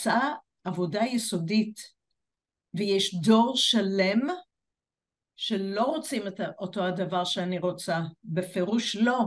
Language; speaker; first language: Hebrew; non-native, fluent; English